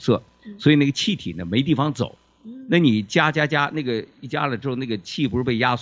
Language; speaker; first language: Chinese; native; Chinese